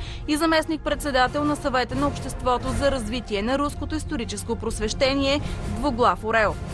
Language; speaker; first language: Bulgarian; native; Bulgarian